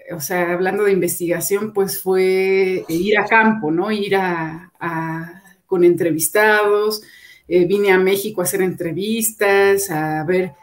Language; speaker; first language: Spanish; native; Spanish